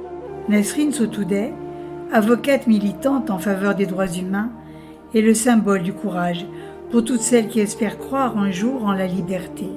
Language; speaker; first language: French; native; French